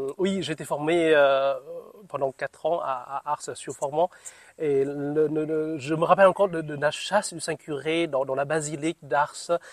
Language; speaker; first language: French; non-native, fluent; Vietnamese